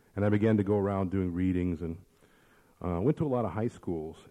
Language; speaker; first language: English; early bilingual, other home language; Spanish